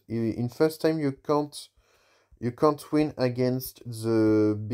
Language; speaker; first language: English; non-native, learner; French